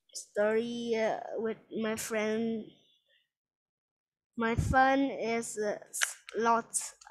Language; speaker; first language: English; non-native, learner; Vietnamese